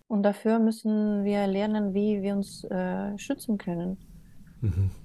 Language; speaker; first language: German; non-native, fluent; Russian